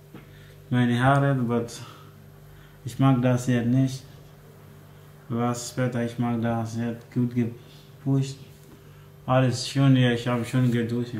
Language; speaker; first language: German; non-native, learner; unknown